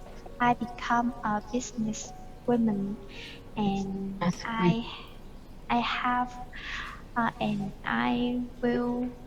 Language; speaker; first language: English; non-native, learner; Vietnamese